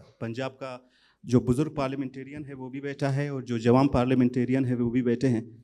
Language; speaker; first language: Urdu; non-native, local second language; Baluchi